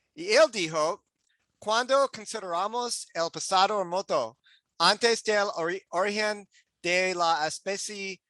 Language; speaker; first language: Spanish; non-native, learner; English